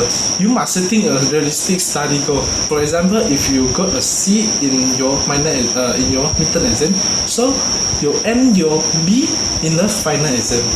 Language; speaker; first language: English; non-native, learner; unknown